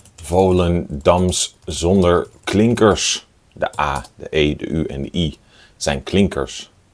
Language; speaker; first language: Dutch; native; Dutch